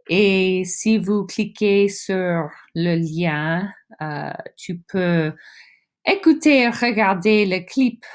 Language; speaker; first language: French; non-native, fluent; English